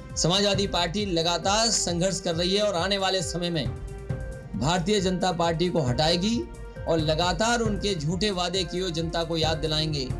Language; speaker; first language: Hindi; native; Hindi